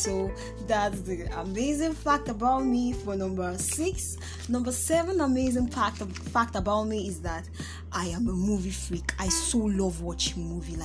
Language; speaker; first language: English; non-native, local second language; Igbo